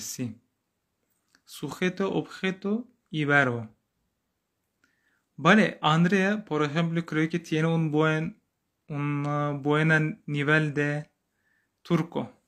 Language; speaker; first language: Spanish; non-native, learner; Turkish